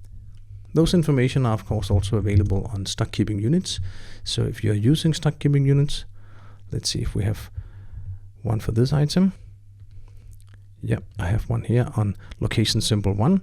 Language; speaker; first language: English; non-native, fluent; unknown